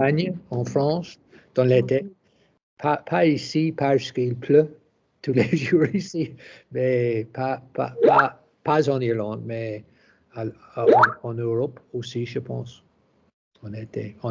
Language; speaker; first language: French; non-native, learner; English